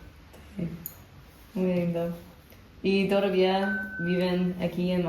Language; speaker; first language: Spanish; non-native, learner; English